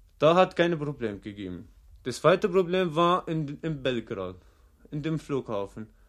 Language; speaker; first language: German; non-native, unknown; Arabic